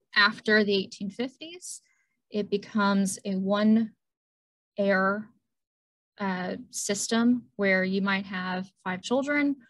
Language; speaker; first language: English; native; English